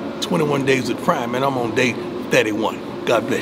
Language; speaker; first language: English; native; English